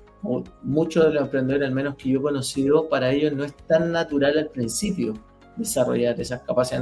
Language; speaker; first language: Spanish; native; Spanish